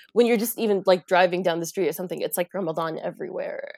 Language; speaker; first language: English; native; English